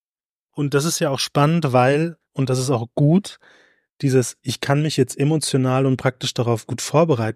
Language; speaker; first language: German; native; German